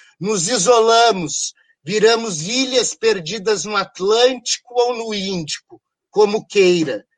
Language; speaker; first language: Portuguese; native; Portuguese